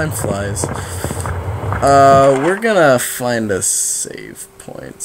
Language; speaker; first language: English; native; English